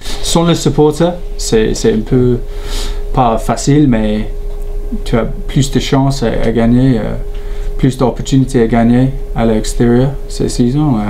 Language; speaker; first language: French; non-native, learner; English